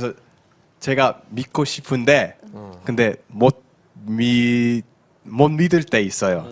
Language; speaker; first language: Korean; early bilingual, heritage; Korean